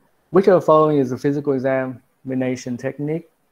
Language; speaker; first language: English; non-native, fluent; Vietnamese